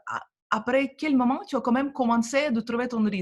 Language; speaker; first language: French; non-native, fluent; Russian